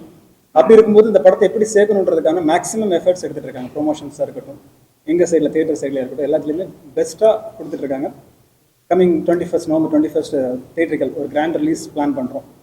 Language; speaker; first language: Tamil; native; Tamil